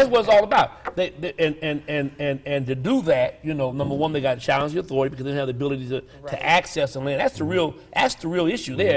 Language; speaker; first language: English; native; English